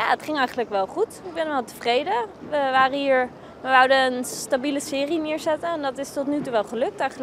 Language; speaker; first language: Dutch; native; Dutch